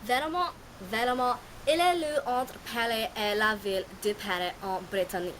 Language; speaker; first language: French; non-native, learner; English